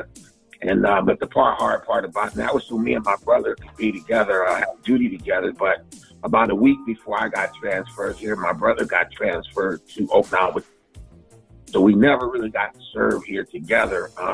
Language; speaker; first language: English; native; English